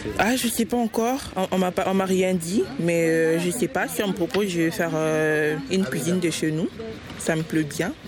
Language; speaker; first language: French; non-native, local second language; Lingala